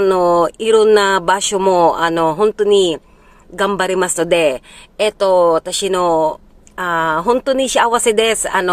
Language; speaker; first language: Japanese; early bilingual, heritage; Filipino